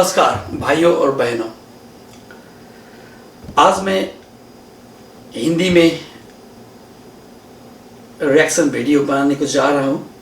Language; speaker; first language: Hindi; non-native, learner; Nepali